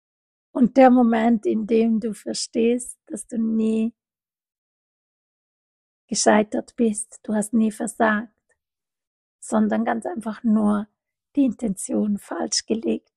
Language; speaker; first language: German; non-native, fluent; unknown